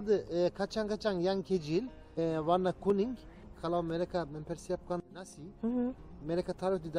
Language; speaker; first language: Indonesian; non-native, learner; Turkish